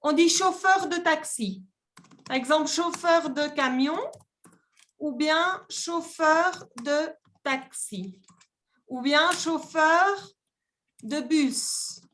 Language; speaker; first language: French; non-native, fluent; Spanish